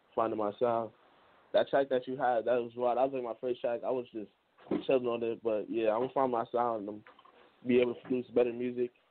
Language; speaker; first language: English; native; English